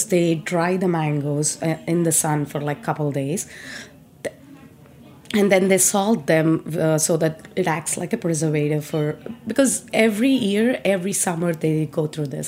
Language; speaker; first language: English; non-native, local second language; Telugu